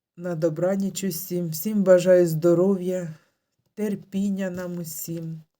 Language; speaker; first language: Ukrainian; native; Ukrainian